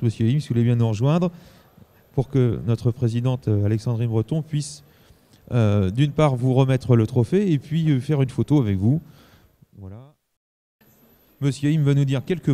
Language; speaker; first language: French; native; French